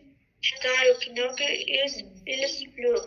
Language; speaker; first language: Russian; non-native, learner; Azerbaijani